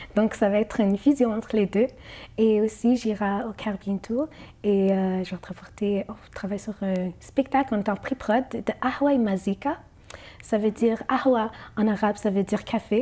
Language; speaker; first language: French; non-native, fluent; Arabic